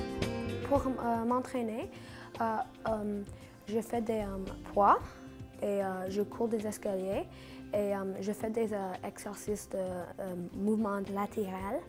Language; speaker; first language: French; non-native, local second language; English